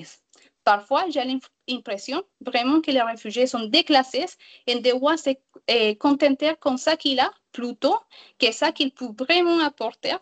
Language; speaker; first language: French; non-native, learner; Spanish